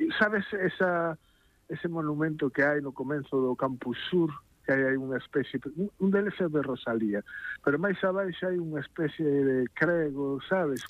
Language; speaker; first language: Galician; native; Galician